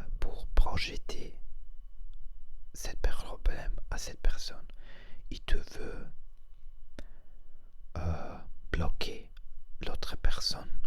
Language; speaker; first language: French; non-native, learner; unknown